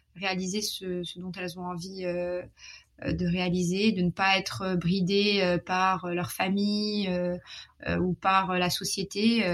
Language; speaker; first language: French; non-native, local second language; Arabic